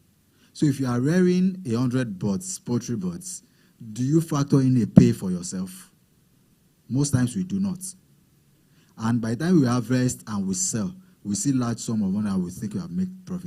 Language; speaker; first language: English; non-native, local second language; Yoruba